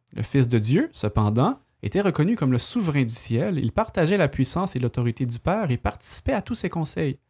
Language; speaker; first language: French; native; French